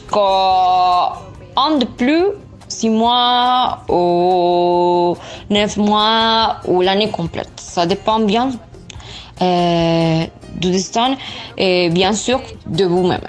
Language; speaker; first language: French; non-native, learner; Spanish